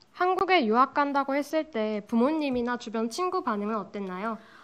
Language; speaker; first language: Korean; native; Korean